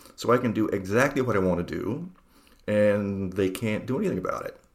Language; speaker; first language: English; native; English